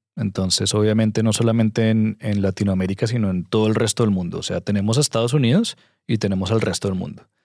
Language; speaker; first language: Spanish; native; Spanish